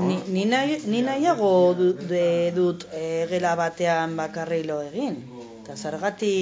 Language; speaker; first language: Basque; non-native, learner; Spanish